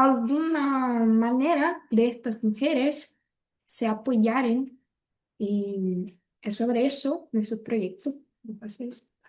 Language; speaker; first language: Spanish; non-native, learner; Portuguese